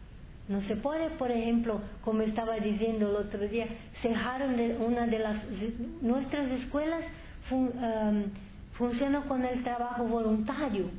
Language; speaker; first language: Spanish; non-native, fluent; Portuguese